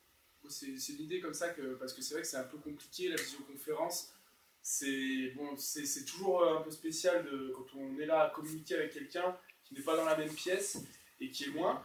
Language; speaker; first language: French; native; French